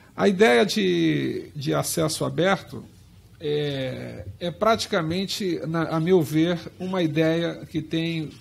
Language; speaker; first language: Portuguese; native; Portuguese